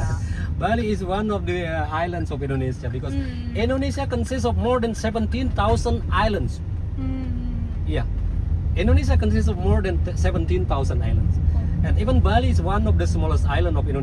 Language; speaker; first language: English; non-native, fluent; Indonesian